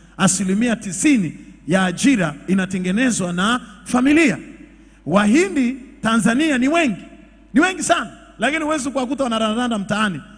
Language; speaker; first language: Swahili; native; Swahili